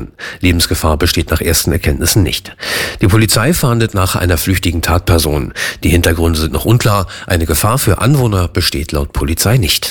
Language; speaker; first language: German; native; German